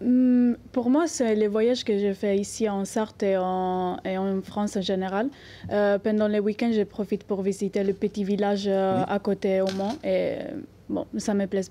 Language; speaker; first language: French; non-native, learner; Italian